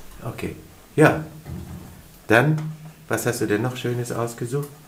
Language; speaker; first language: German; native; German